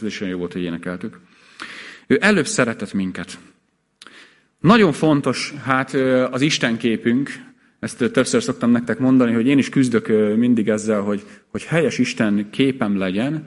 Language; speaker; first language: Hungarian; native; Hungarian